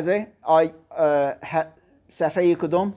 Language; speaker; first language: Persian; non-native, learner; German